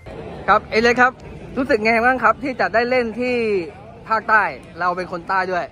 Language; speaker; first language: Thai; native; Thai